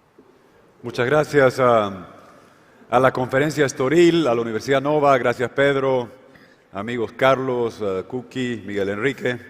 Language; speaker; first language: Spanish; native; Spanish